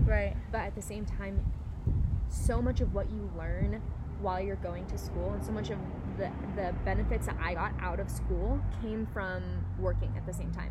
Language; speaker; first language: English; native; English